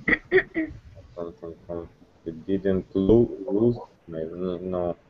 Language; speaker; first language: English; non-native, learner; Russian